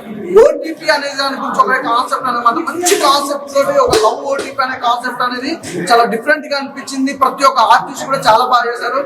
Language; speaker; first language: Telugu; native; Telugu